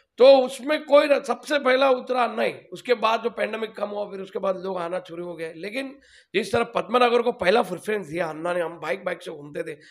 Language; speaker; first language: Hindi; non-native, local second language; Telugu